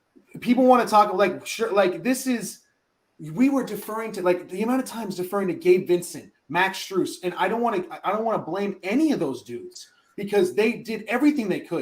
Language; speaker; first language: English; native; English